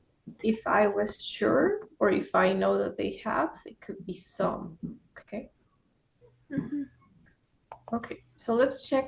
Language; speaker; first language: English; non-native, fluent; Spanish